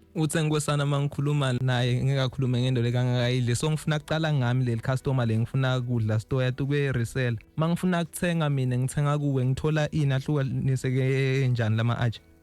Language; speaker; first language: Zulu; native; Zulu